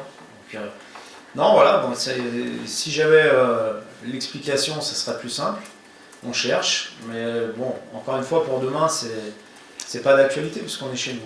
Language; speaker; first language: French; native; French